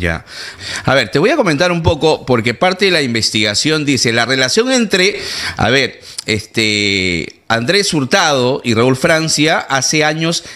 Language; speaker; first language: Spanish; native; Spanish